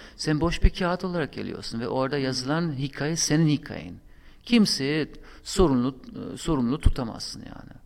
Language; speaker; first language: Turkish; non-native, fluent; German